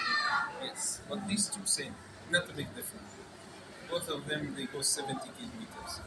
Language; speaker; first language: English; non-native, fluent; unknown